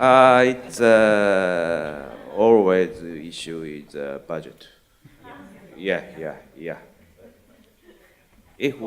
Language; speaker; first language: English; non-native, learner; Japanese